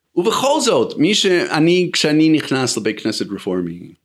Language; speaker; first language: Hebrew; non-native, fluent; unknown